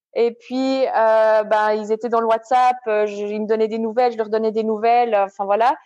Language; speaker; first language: French; native; French